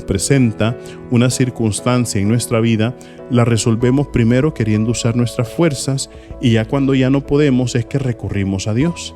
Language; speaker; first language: Spanish; native; Spanish